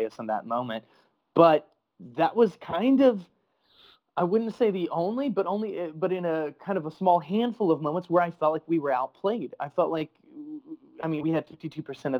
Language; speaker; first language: English; native; English